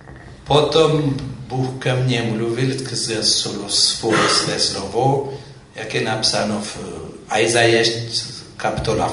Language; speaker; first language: Czech; non-native, fluent; Amharic